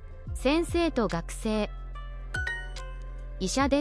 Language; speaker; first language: Japanese; non-native, learner; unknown